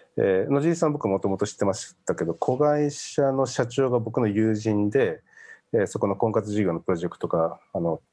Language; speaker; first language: Japanese; native; Japanese